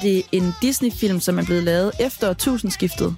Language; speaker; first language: Danish; native; Danish